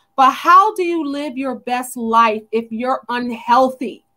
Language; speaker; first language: English; native; English